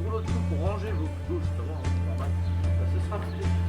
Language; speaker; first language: French; native; French